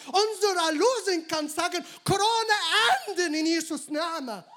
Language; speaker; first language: German; non-native, learner; Arabic